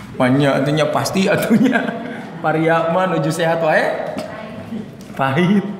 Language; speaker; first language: Malay; non-native, local second language; Sundanese